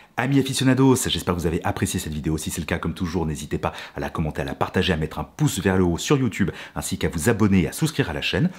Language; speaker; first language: French; native; French